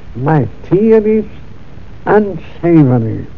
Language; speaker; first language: English; non-native, fluent; German